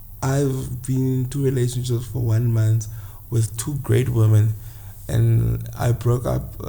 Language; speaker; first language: English; non-native, local second language; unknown